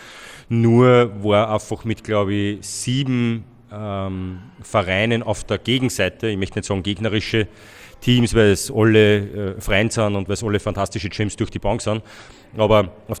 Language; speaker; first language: German; native; German